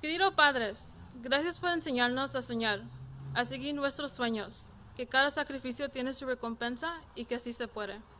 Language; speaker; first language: Spanish; early bilingual, other home language; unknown